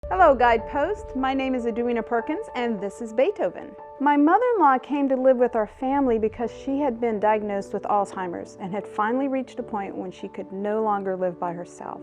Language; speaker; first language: English; native; English